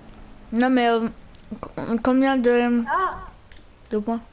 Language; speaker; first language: French; native; French